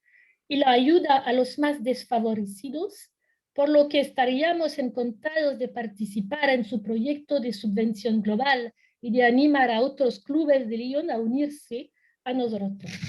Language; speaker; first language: Spanish; non-native, fluent; French